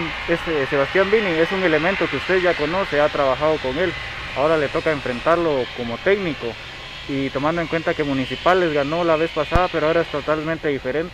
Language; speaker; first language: Spanish; native; Spanish